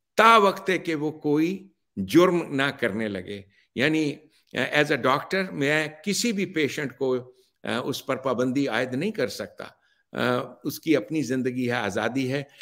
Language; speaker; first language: Urdu; native; Urdu